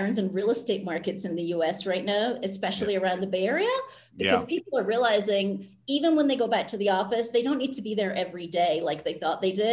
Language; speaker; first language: English; native; English